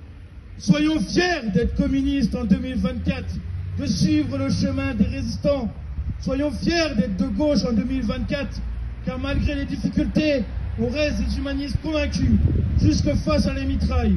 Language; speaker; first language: French; native; French